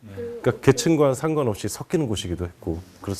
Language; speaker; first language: Korean; native; Korean